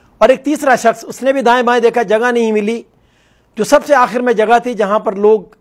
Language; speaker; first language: Urdu; non-native, local second language; Northern Hindko